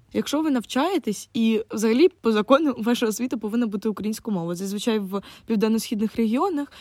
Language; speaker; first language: Ukrainian; non-native, local second language; Russian